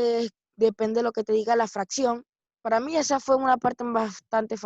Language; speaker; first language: Spanish; native; Spanish